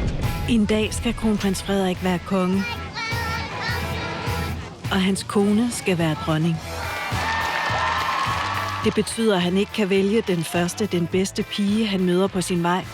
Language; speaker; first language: Danish; native; Danish